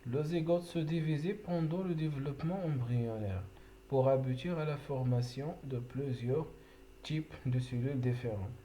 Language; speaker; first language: French; non-native, local second language; Arabic